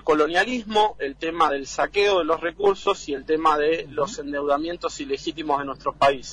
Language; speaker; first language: Spanish; native; Spanish